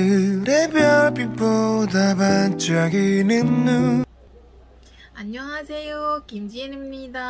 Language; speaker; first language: Korean; non-native, learner; Malay